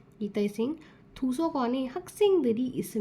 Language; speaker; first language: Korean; non-native, fluent; Hindi